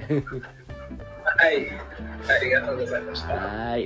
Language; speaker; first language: Japanese; non-native, learner; English